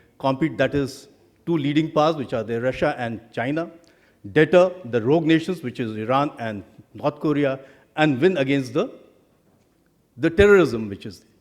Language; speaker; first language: English; non-native, local second language; Hindi